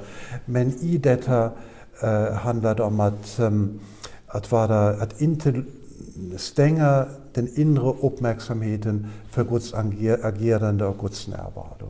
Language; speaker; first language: Swedish; non-native, fluent; German